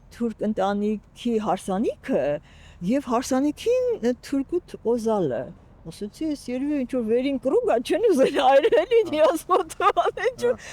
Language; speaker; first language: Armenian; native; Armenian